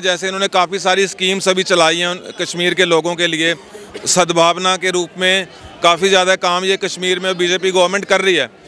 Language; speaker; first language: Hindi; native; Hindi